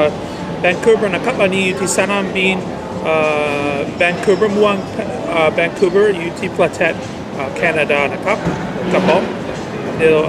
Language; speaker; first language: Thai; non-native, fluent; English